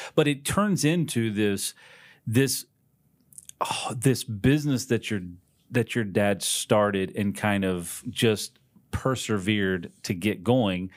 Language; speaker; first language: English; native; English